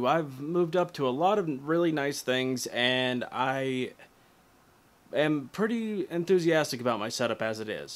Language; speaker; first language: English; native; English